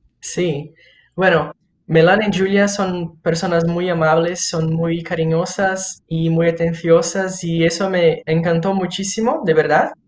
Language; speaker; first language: Spanish; non-native, fluent; Portuguese